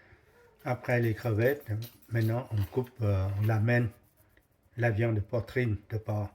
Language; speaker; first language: French; non-native, learner; Vietnamese